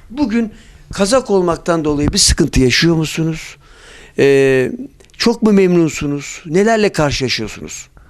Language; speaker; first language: Turkish; native; Turkish